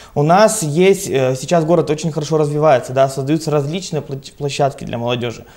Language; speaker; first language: Russian; native; Russian